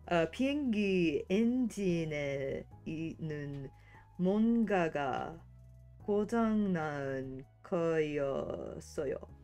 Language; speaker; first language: Korean; non-native, learner; English